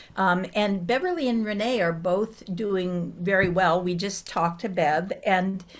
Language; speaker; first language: English; native; English